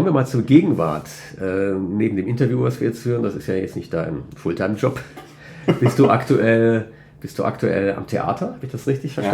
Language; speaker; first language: German; native; German